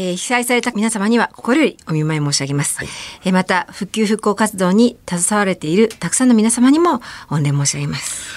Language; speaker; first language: Japanese; native; Japanese